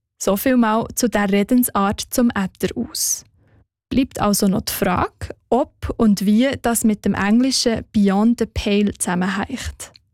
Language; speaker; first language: German; native; German